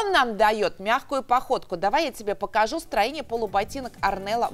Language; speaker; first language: Russian; native; Russian